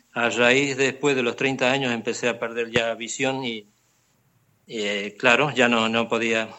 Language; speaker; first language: Spanish; native; Spanish